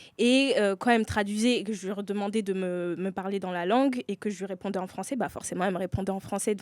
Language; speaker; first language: French; native; French